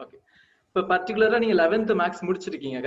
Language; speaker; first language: Tamil; native; Tamil